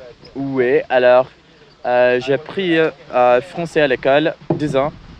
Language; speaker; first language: French; non-native, learner; English